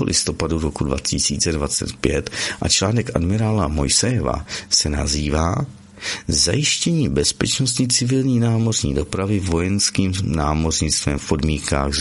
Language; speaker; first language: Czech; native; Czech